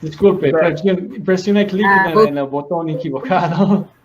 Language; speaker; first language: Portuguese; non-native, learner; Spanish